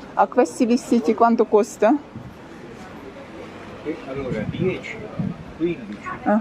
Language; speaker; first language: Italian; non-native, learner; Ukrainian